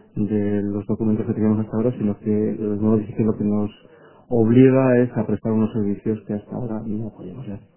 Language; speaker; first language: Spanish; non-native, local second language; Basque